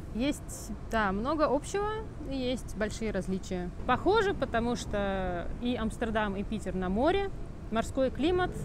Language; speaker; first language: Russian; native; Russian